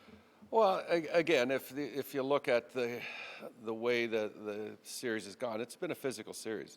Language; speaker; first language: English; native; English